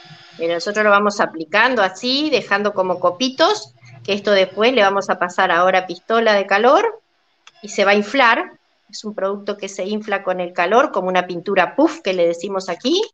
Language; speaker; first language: Spanish; native; Spanish